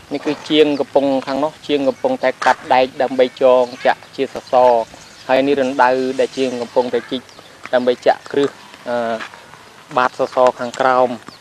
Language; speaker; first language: Khmer; native; Khmer